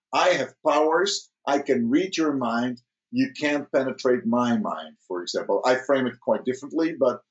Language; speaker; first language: English; early bilingual, other home language; Dutch